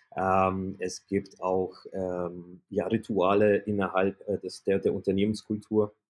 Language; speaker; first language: German; early bilingual, other home language; Polish